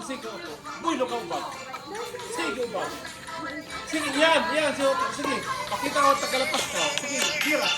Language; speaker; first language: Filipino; non-native, local second language; Cebuano